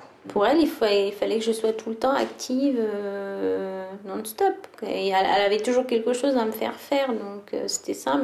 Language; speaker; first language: French; early bilingual, other home language; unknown